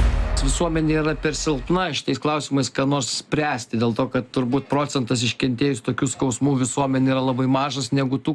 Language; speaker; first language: Lithuanian; native; Lithuanian